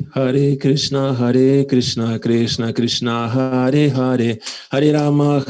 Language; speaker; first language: Russian; native; Russian